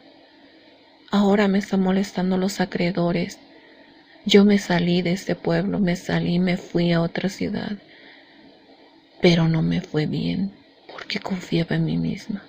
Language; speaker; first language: Spanish; native; Spanish